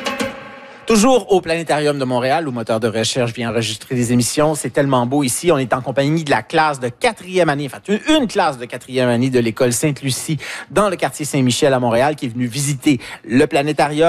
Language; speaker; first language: French; native; French